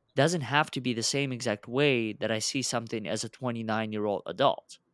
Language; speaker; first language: English; early bilingual, other home language; Russian